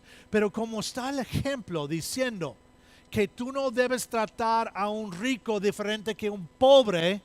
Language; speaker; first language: Spanish; non-native, fluent; English